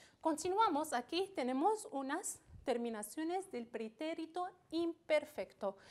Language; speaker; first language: Spanish; non-native, fluent; Arabic